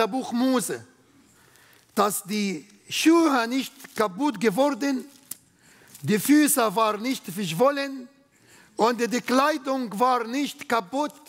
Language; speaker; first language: German; non-native, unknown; Arabic